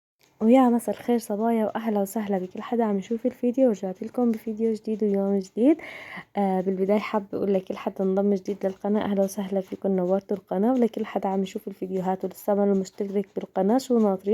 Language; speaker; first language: Arabic; native; Arabic